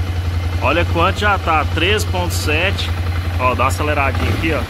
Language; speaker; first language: Portuguese; native; Portuguese